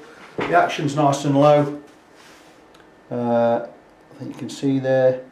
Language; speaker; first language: English; native; English